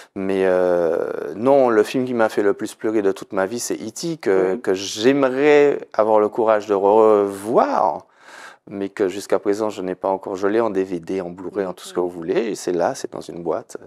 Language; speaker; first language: French; native; French